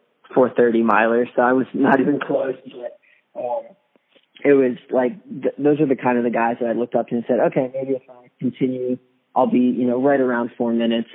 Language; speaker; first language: English; native; English